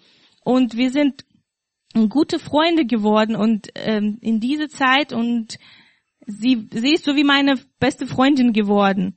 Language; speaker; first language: German; non-native, fluent; Russian